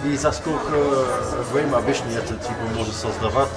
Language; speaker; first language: Russian; non-native, learner; English